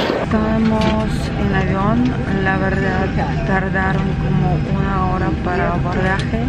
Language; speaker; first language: Spanish; non-native, learner; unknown